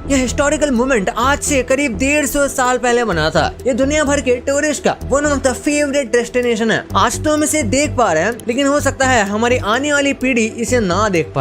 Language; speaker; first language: Hindi; native; Hindi